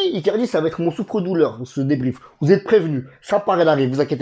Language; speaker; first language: French; native; French